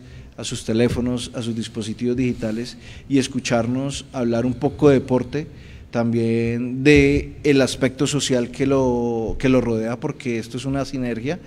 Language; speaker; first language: Spanish; native; Spanish